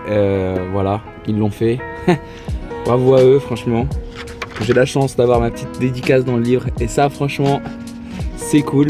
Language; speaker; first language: French; native; French